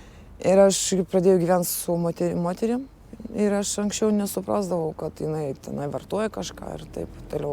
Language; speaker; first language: Lithuanian; early bilingual, other home language; Russian